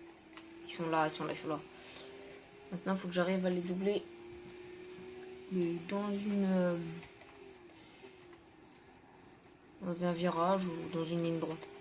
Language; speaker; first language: French; native; French